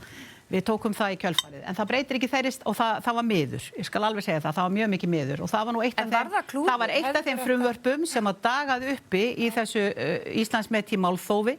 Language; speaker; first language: Icelandic; native; Icelandic